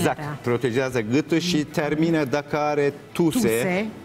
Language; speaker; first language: Romanian; non-native, learner; Turkish